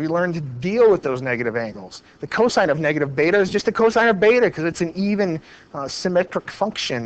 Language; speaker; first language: English; native; English